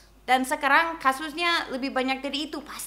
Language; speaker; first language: Indonesian; non-native, fluent; English